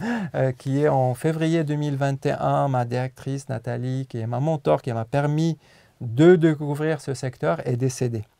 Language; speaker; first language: French; non-native, local second language; Arabic